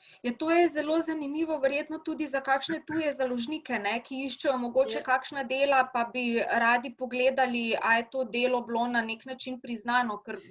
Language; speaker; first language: Slovenian; native; Slovenian